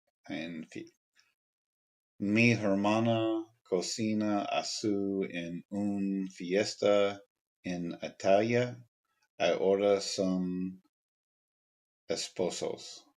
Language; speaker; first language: Spanish; non-native, learner; English